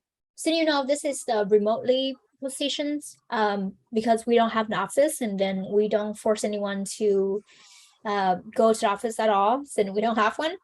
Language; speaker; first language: English; non-native, fluent; Vietnamese